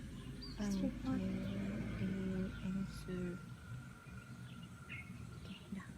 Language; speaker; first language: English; non-native, learner; Malay